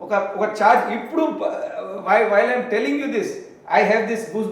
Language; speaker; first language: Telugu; non-native, learner; Hindi